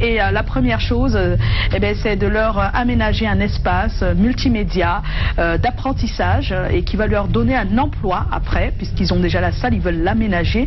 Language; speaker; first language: French; native; French